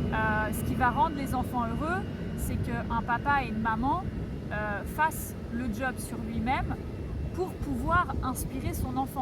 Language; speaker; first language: French; native; French